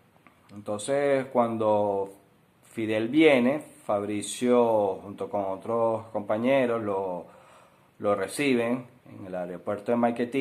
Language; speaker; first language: Spanish; native; Spanish